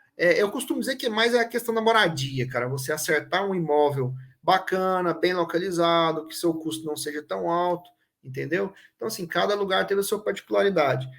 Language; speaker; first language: Portuguese; native; Portuguese